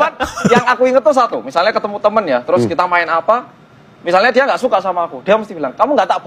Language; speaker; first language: Indonesian; early bilingual, other home language; Korean